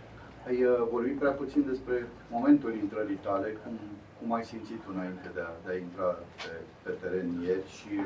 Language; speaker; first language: Romanian; native; Romanian